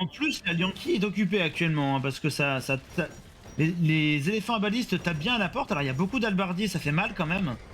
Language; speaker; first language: French; native; French